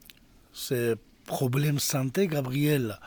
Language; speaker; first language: French; non-native, learner; Georgian